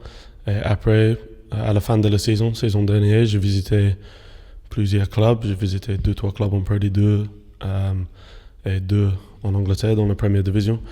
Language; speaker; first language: French; non-native, fluent; English